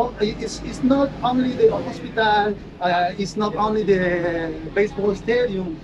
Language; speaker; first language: English; non-native, learner; Spanish